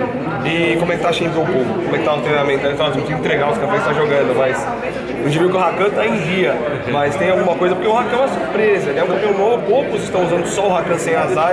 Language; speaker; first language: Portuguese; native; Portuguese